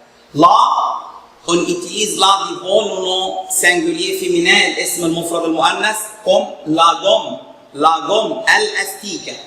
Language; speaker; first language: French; non-native, fluent; Arabic